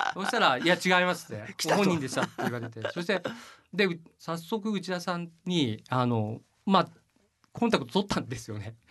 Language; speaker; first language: Japanese; native; Japanese